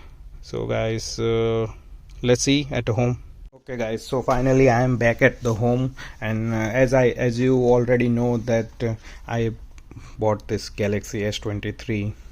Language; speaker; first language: English; non-native, fluent; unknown